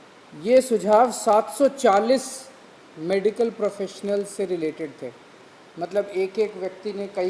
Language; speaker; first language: Hindi; native; Hindi